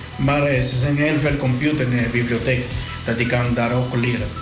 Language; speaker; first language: Dutch; non-native, learner; Spanish